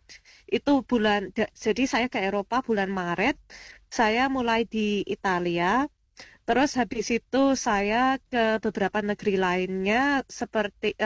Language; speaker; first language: Indonesian; early bilingual, heritage; Indonesian